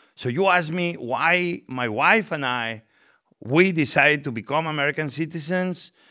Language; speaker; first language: English; non-native, fluent; Spanish